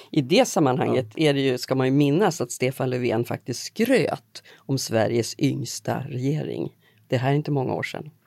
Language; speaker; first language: Swedish; native; Swedish